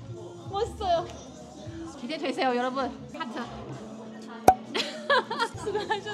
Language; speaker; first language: Korean; non-native, fluent; Chinese